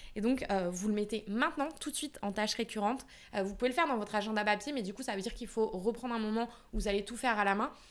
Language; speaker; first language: French; native; French